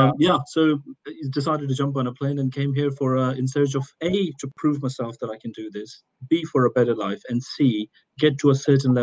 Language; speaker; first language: English; non-native, local second language; Urdu